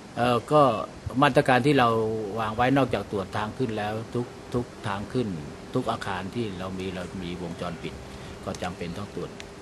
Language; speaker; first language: Thai; native; Thai